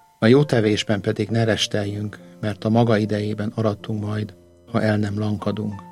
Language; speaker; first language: Hungarian; early bilingual, heritage; Hungarian